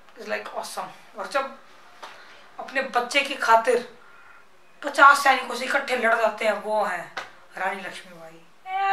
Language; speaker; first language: Hindi; non-native, local second language; Punjabi